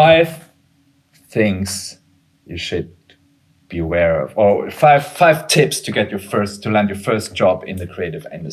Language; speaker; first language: English; non-native, fluent; German